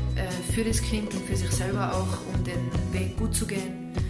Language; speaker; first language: German; native; German